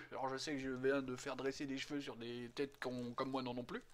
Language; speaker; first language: French; native; French